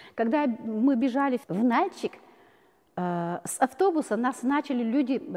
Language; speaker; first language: Russian; non-native, local second language; Chechen